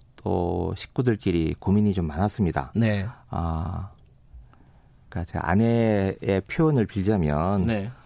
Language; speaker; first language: Korean; native; Korean